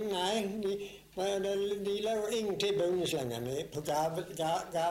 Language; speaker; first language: Swedish; native; Swedish